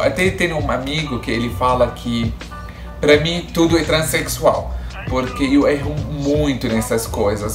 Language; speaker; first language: Portuguese; non-native, fluent; Arabic